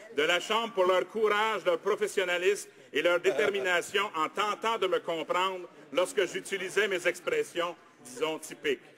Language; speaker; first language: French; native; French